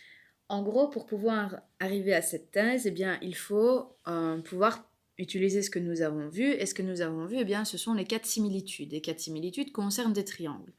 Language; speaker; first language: French; native; French